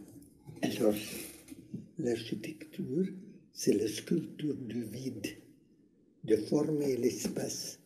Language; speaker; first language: French; non-native, learner; Hungarian